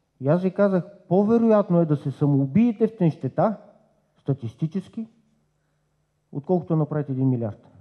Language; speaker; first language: Bulgarian; native; Bulgarian